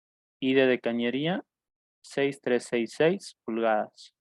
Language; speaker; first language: Spanish; native; Spanish